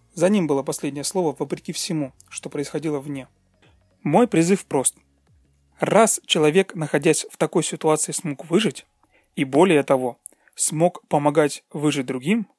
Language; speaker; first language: Russian; native; Russian